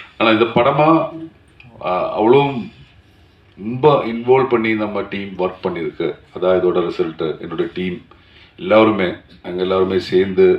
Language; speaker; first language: Tamil; non-native, learner; Malayalam